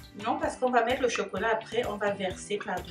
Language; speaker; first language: French; native; French